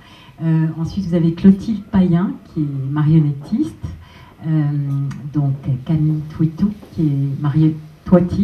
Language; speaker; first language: French; native; French